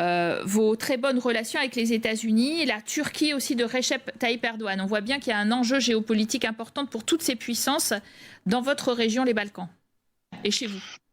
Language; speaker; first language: French; native; French